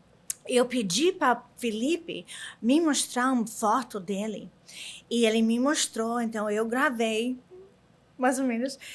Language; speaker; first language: Portuguese; non-native, learner; English